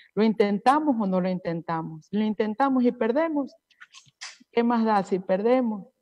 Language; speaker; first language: Spanish; native; Spanish